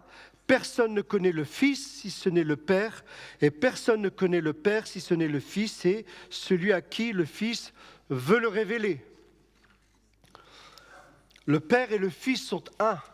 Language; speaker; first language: French; native; French